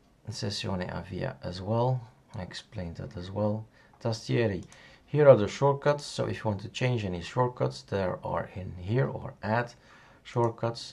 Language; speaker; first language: English; non-native, fluent; Dutch